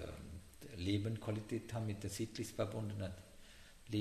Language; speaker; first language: German; non-native, learner; Sinhala